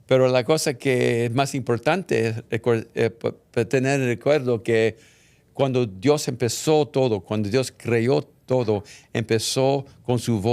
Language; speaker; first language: Spanish; early bilingual, heritage; English